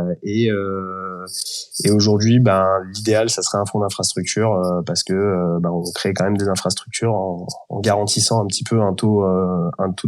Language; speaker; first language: French; native; French